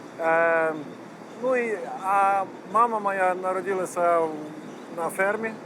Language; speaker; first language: Ukrainian; non-native, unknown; Dutch